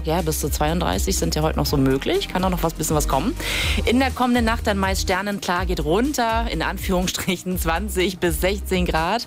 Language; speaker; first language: German; native; German